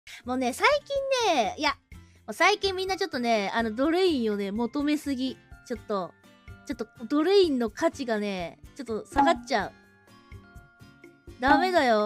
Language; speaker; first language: Japanese; native; Japanese